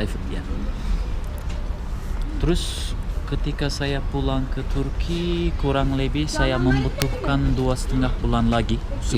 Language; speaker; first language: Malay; non-native, fluent; Turkish